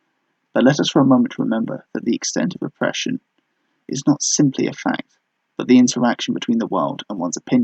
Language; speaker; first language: English; native; English